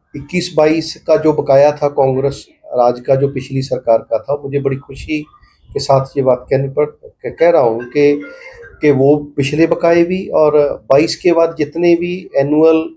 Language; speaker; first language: Hindi; non-native, local second language; Punjabi